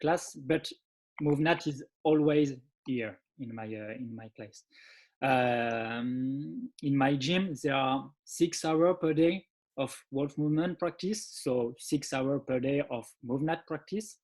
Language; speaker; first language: English; non-native, learner; French